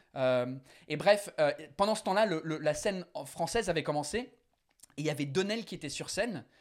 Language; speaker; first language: French; non-native, fluent; English